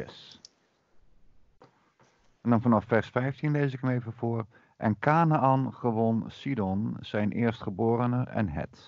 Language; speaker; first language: Dutch; native; Dutch